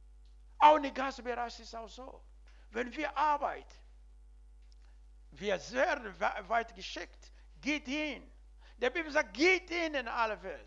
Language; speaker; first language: German; non-native, learner; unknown